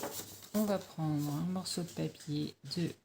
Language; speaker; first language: French; native; French